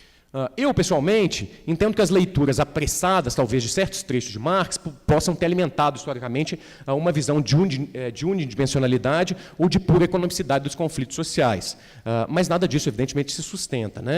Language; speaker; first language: Portuguese; native; Portuguese